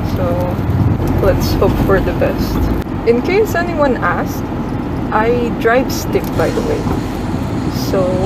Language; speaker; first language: English; native; English